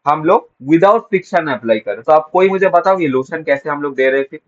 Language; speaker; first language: Hindi; non-native, local second language; Bangla